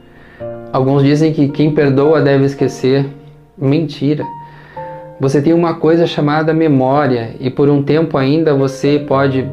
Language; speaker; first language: Portuguese; native; Portuguese